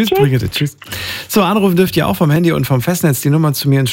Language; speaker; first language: German; native; German